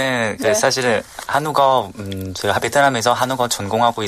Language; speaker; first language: Korean; non-native, learner; Vietnamese